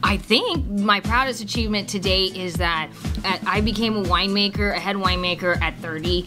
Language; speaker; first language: English; native; English